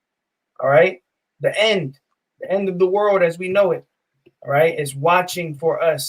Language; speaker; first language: English; native; English